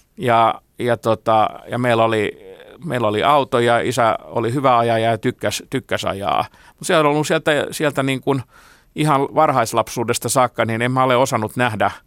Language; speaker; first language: Finnish; non-native, local second language; Swedish